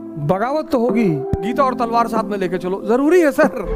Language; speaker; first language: Hindi; native; Hindi